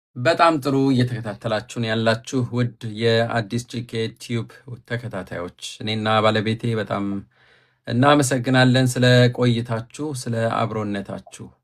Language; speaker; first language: Amharic; native; Amharic